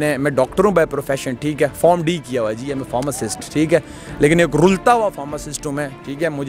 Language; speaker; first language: Urdu; non-native, local second language; Pashto